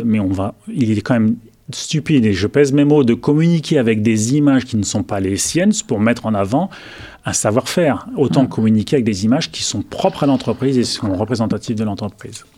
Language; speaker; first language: French; native; French